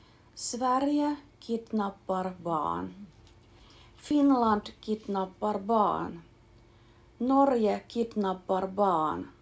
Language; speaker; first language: Swedish; non-native, local second language; Finnish